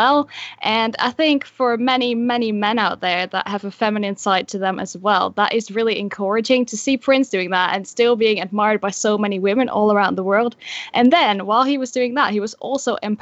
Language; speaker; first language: English; non-native, fluent; Dutch